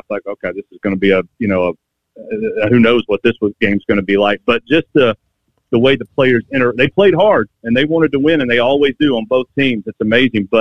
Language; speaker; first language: English; native; English